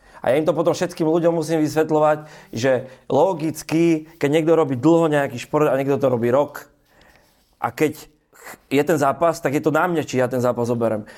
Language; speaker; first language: Slovak; native; Slovak